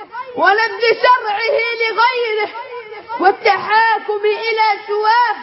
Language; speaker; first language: Arabic; native; Arabic